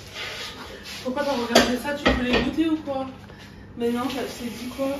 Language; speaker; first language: French; native; French